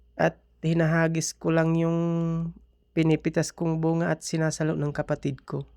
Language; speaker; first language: Filipino; non-native, local second language; Cebuano